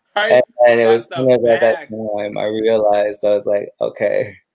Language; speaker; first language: English; native; English